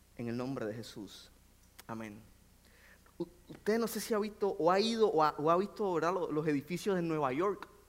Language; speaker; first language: Spanish; native; Spanish